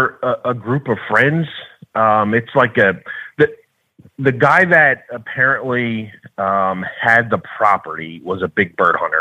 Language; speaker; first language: English; native; English